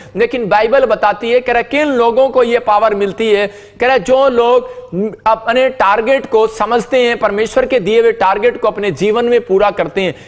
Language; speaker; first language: Hindi; non-native, local second language; Punjabi